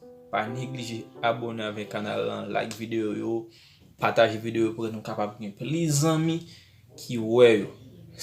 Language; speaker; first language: French; non-native, learner; Haitian Creole